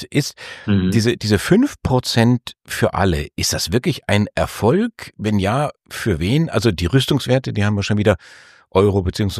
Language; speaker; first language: German; native; German